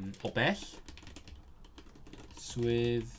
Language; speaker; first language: Welsh; non-native, learner; Cantonese